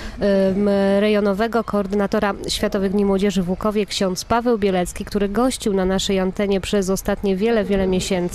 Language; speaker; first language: Polish; native; Polish